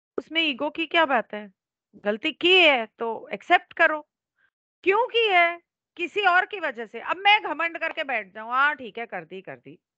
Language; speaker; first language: Hindi; native; Hindi